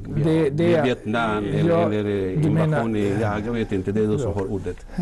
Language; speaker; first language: Swedish; non-native, fluent; Spanish